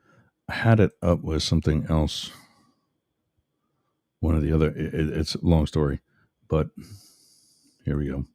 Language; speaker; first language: English; native; English